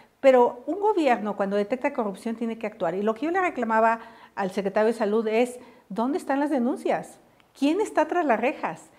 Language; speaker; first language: Spanish; native; Spanish